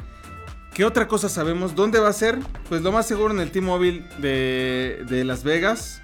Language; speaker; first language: Spanish; native; Spanish